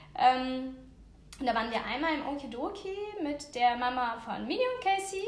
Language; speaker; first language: German; non-native, fluent; Russian